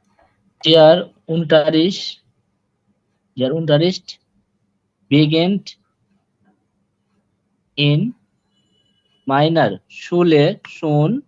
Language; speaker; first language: German; non-native, learner; Bangla